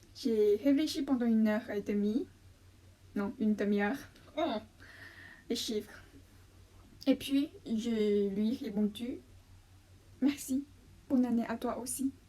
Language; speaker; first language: French; non-native, fluent; Chinese